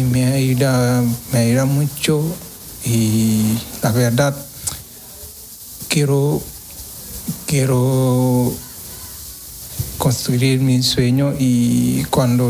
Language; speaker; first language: Spanish; non-native, learner; Wolof